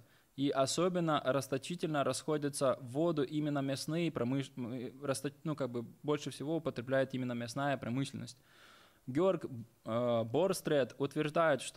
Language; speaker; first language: Russian; native; Russian